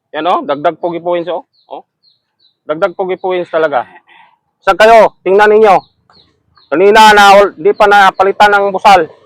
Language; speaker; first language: Filipino; non-native, local second language; Cebuano